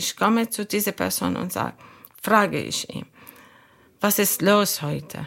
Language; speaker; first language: German; non-native, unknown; Arabic